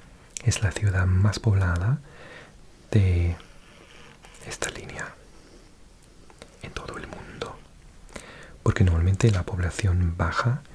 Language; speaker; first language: Spanish; non-native, fluent; English